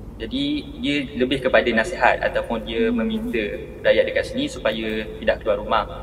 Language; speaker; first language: Malay; native; Malay